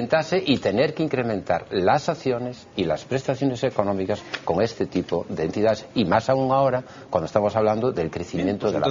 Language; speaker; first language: Spanish; native; Spanish